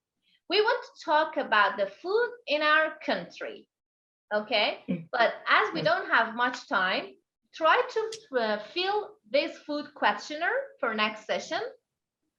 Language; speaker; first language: English; non-native, fluent; Persian